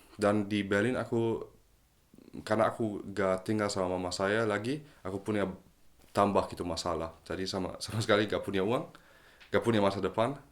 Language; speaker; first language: Indonesian; early bilingual, heritage; German